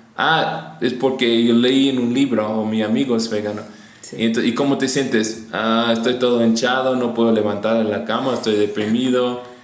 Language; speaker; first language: Spanish; non-native, fluent; English